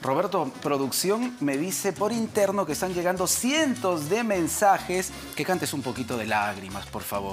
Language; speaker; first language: Spanish; native; Spanish